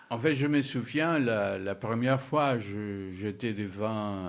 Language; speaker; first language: French; non-native, learner; Spanish